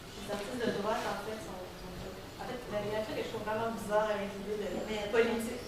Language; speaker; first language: French; native; French